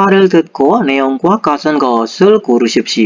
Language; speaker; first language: Korean; non-native, fluent; Indonesian